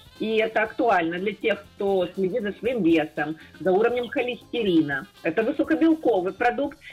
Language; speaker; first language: Russian; native; Russian